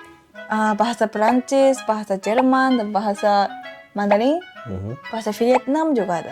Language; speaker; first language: Indonesian; non-native, fluent; Japanese